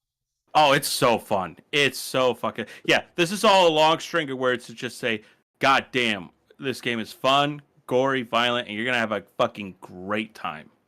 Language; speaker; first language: English; native; English